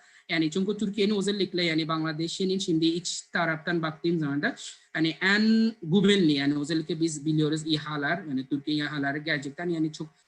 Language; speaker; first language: Turkish; non-native, learner; Bangla